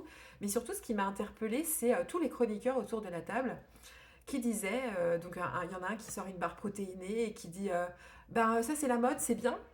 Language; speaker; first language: French; native; French